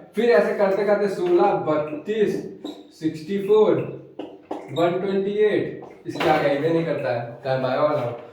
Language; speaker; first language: Hindi; native; Hindi